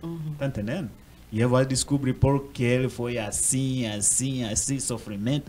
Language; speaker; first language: Portuguese; non-native, learner; Swahili